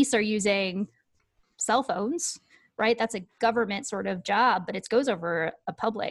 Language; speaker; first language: English; native; English